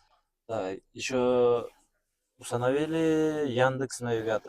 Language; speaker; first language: Russian; non-native, learner; Kyrgyz